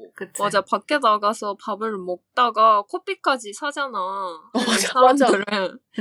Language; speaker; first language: Korean; non-native, fluent; Japanese